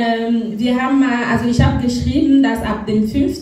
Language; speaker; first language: German; non-native, learner; French